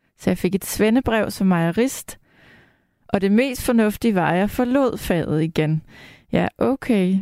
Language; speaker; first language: Danish; native; Danish